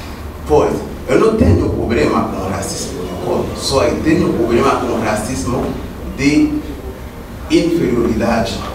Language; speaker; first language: Portuguese; non-native, learner; Haitian Creole